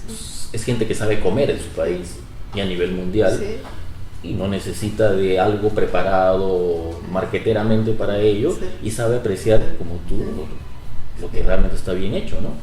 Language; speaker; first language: Spanish; native; Spanish